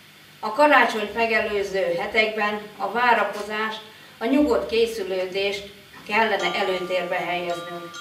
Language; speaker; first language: Hungarian; native; Hungarian